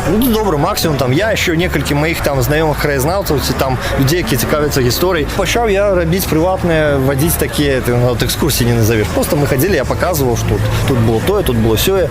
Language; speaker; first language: Belarusian; non-native, local second language; Russian